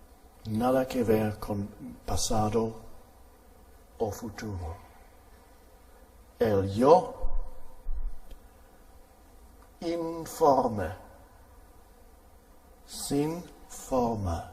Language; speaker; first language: Spanish; non-native, fluent; German